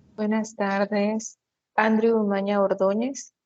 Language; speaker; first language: Spanish; native; Spanish